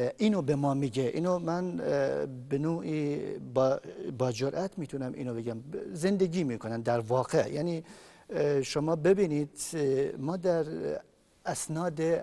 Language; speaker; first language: Persian; non-native, local second language; Kurdish